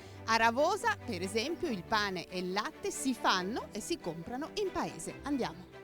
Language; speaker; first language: Italian; native; Italian